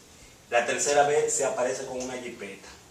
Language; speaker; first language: Spanish; native; Spanish